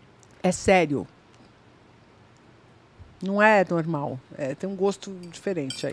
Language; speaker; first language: Portuguese; native; Portuguese